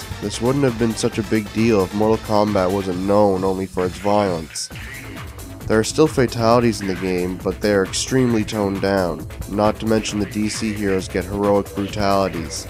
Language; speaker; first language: English; native; English